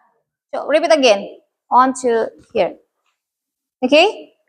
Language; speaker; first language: English; non-native, learner; Indonesian